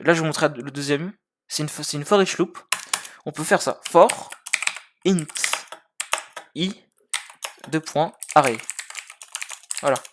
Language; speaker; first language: French; native; French